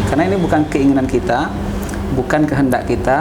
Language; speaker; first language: Indonesian; native; Indonesian